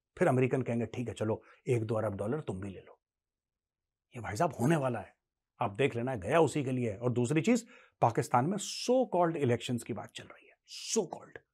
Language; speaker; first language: Urdu; native; Urdu